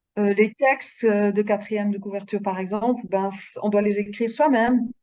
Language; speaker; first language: French; non-native, fluent; Dutch